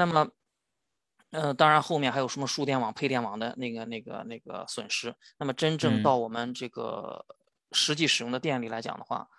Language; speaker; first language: Chinese; native; Chinese